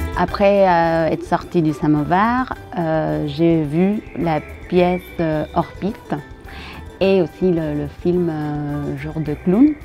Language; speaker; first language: French; non-native, fluent; Spanish